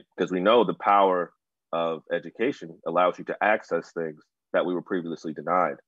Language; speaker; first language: English; native; English